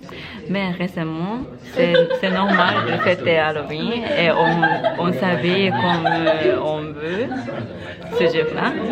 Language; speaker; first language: French; non-native, learner; Japanese